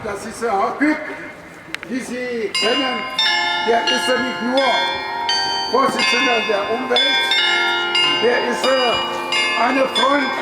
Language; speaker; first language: German; non-native, learner; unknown